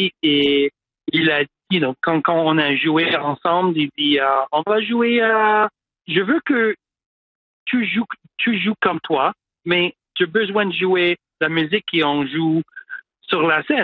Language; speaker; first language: French; non-native, local second language; English